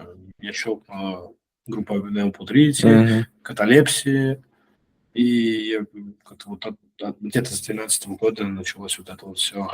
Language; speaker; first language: Russian; native; Russian